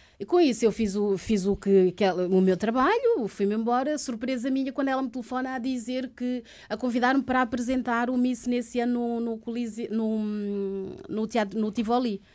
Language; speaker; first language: Portuguese; early bilingual, other home language; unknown